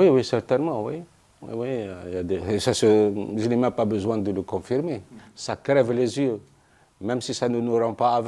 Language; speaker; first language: French; non-native, local second language; Arabic